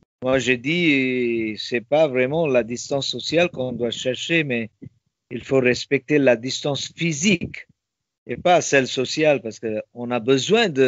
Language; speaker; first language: French; non-native, fluent; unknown